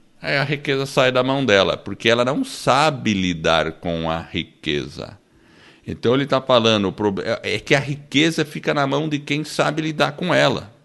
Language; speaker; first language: Portuguese; early bilingual, other home language; English